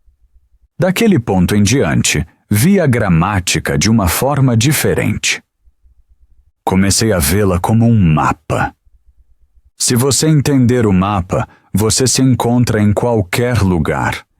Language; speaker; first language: Portuguese; non-native, fluent; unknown